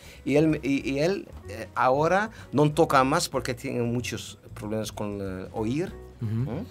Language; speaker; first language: Spanish; non-native, learner; Dutch